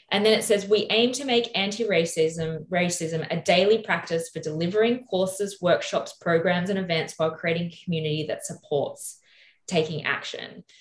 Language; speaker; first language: English; native; English